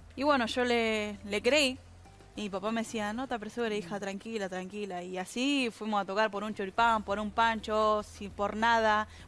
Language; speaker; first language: Spanish; native; Spanish